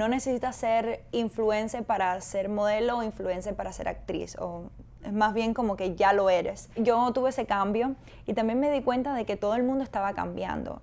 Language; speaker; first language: Spanish; native; Spanish